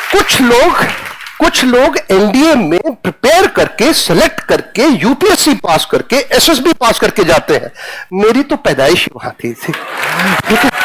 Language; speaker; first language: Hindi; non-native, local second language; Punjabi